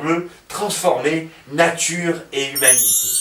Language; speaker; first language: French; native; French